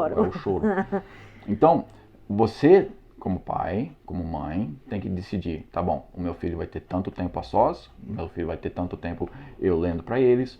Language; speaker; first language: Portuguese; non-native, fluent; English